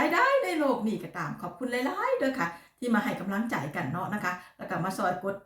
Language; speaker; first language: Thai; non-native, local second language; Lao